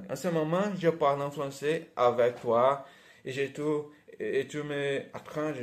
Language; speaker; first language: French; non-native, learner; Portuguese